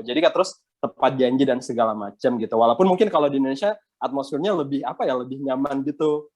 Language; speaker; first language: Indonesian; native; Indonesian